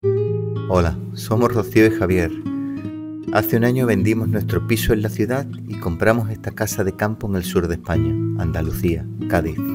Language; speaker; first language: Spanish; native; Spanish